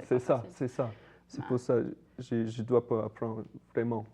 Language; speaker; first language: French; non-native, fluent; English